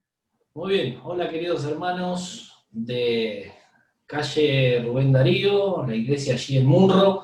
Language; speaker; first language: Spanish; native; Spanish